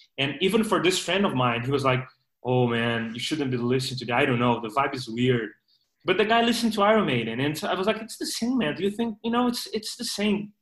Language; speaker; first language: English; non-native, fluent; Portuguese